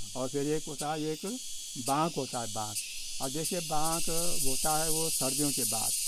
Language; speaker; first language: Hindi; native; Hindi